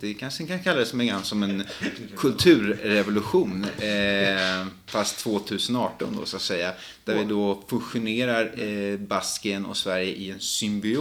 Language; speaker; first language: Swedish; native; Swedish